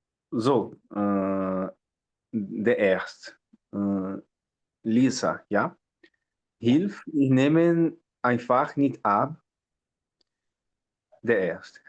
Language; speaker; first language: German; non-native, learner; Portuguese